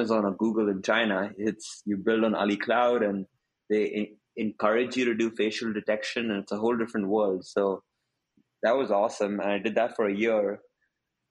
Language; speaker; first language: English; non-native, local second language; Hindi